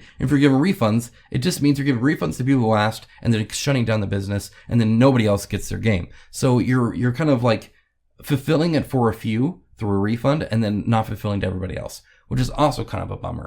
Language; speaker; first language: English; native; English